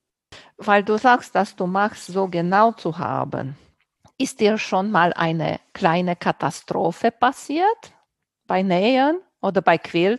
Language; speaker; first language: German; non-native, fluent; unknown